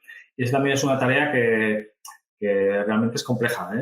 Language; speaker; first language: Spanish; native; Spanish